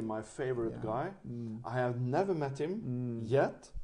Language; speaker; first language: English; non-native, fluent; Norwegian